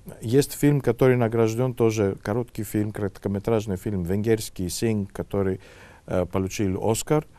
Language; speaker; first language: Russian; non-native, fluent; Greek